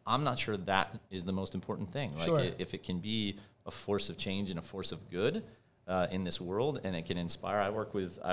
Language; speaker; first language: English; native; English